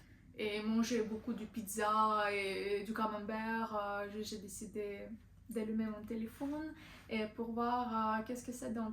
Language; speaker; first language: French; non-native, learner; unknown